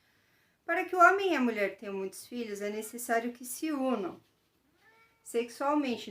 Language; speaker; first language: Portuguese; native; Portuguese